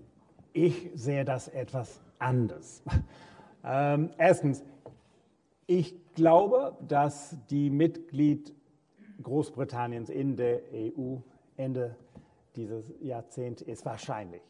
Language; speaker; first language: German; non-native, fluent; English